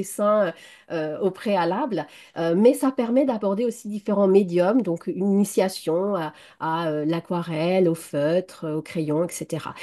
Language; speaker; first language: French; native; French